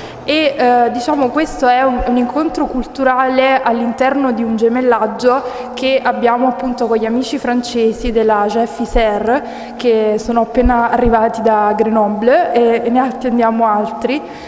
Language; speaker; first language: Italian; native; Italian